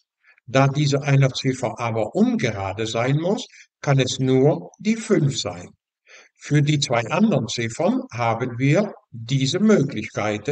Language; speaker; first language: German; non-native, fluent; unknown